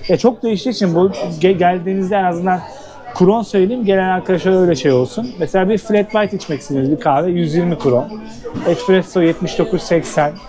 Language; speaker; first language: Turkish; native; Turkish